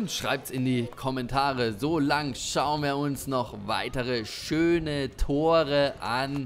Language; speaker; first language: German; native; German